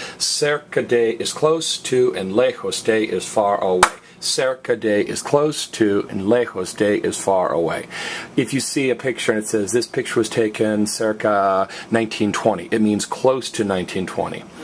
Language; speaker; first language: English; native; English